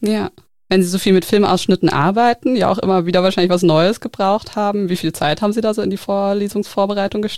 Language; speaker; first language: German; native; German